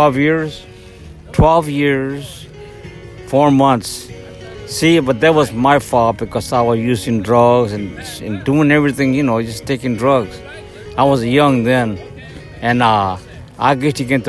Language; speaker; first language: English; native; English